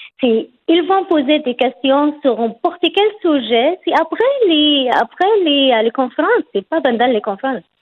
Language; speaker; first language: French; non-native, learner; Arabic